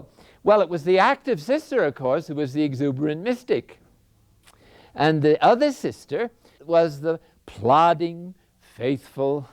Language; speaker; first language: English; native; English